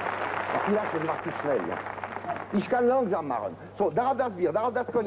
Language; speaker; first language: German; non-native, fluent; French